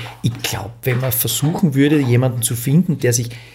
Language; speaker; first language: German; native; German